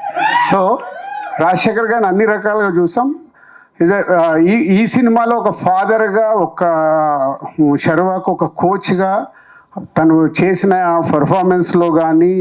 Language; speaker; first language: Telugu; native; Telugu